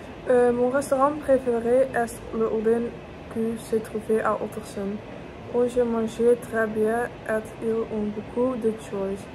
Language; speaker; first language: French; non-native, learner; Dutch